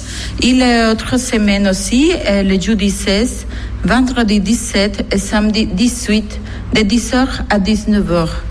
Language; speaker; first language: French; non-native, learner; Spanish